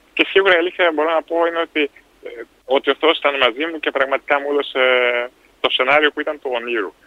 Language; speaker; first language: Greek; early bilingual, other home language; Russian